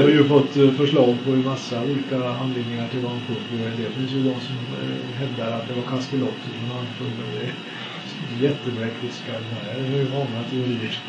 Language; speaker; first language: Swedish; native; Swedish